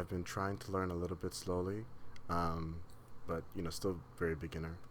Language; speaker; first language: English; non-native, learner; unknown